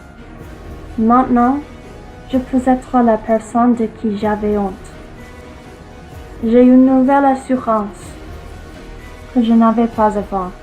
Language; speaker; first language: French; non-native, learner; English